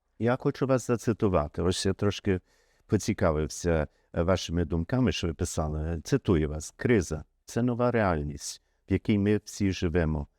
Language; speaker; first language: Ukrainian; early bilingual, heritage; Ukrainian